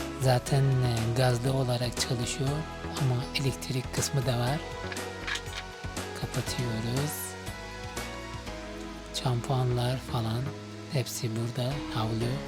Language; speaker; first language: Turkish; non-native, fluent; Arabic